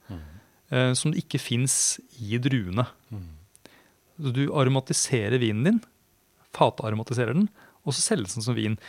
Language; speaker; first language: Norwegian; native; Norwegian